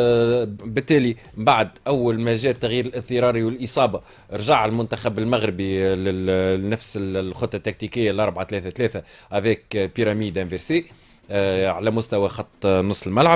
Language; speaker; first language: Arabic; native; Arabic